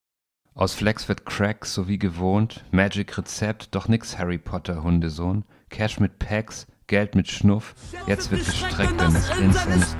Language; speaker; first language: German; native; German